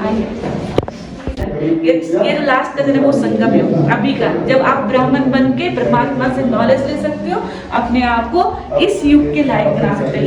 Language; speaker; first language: Hindi; native; Hindi